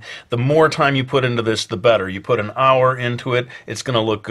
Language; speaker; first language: English; native; English